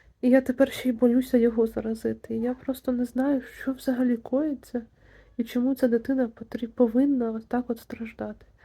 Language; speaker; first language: Ukrainian; native; Ukrainian